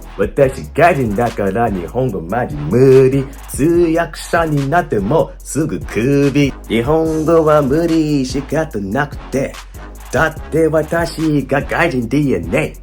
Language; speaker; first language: Japanese; non-native, fluent; English